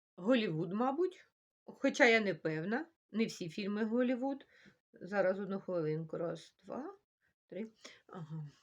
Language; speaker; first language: Ukrainian; non-native, local second language; Russian